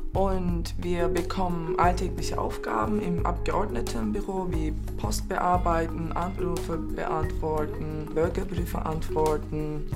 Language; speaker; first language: German; non-native, fluent; Turkish